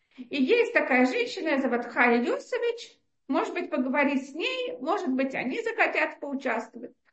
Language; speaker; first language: Russian; native; Russian